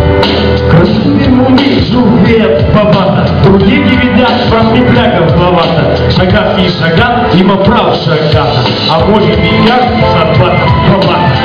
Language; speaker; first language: Bulgarian; early bilingual, heritage; Bulgarian